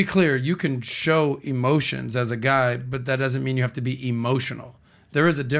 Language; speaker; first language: English; native; English